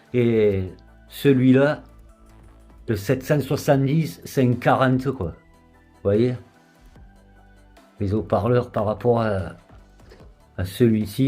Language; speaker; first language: French; native; French